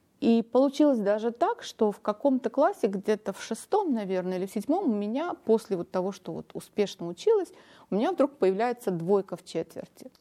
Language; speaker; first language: Russian; non-native, local second language; Armenian